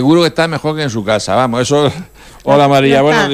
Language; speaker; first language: Spanish; native; Spanish